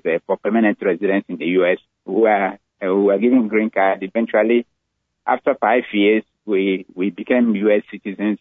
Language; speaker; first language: English; non-native, local second language; Igbo